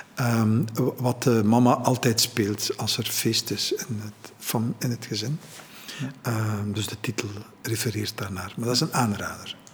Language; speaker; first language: Dutch; native; Dutch